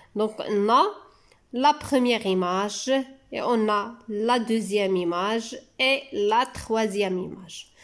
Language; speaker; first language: French; non-native, local second language; Arabic